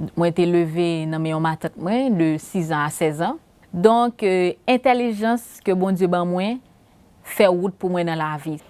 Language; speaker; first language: Haitian Creole; native; Haitian Creole